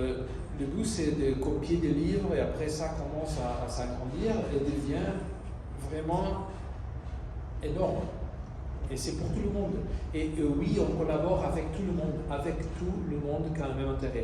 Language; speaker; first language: French; non-native, fluent; Italian